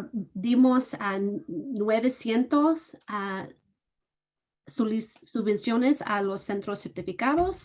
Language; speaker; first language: Spanish; non-native, fluent; English